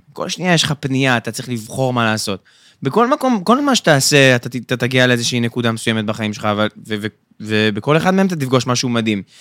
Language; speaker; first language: Hebrew; native; Hebrew